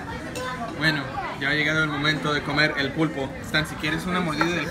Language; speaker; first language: Spanish; non-native, fluent; English